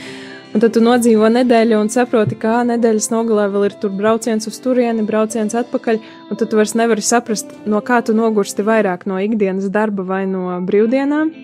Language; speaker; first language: Latvian; native; Latvian